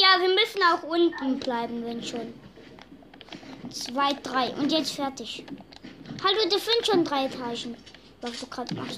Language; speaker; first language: German; native; German